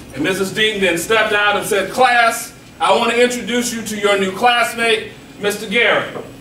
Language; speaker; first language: English; native; English